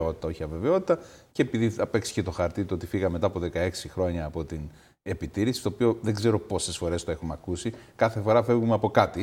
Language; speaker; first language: Greek; native; Greek